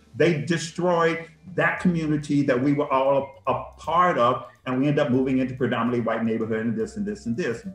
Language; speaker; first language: English; native; English